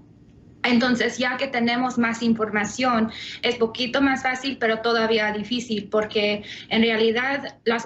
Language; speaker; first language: Spanish; early bilingual, heritage; Spanish